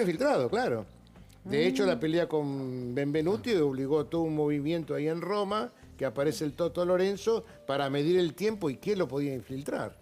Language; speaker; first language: Spanish; native; Spanish